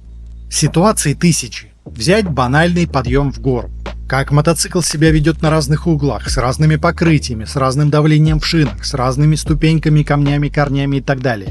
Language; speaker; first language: Russian; native; Russian